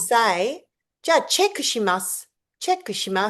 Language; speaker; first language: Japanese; non-native, fluent; English